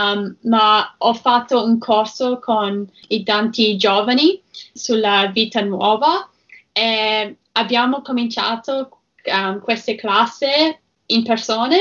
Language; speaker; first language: Italian; non-native, learner; English